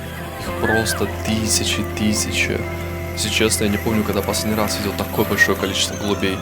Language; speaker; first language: Russian; native; Russian